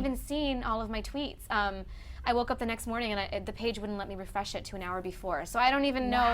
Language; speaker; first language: English; native; English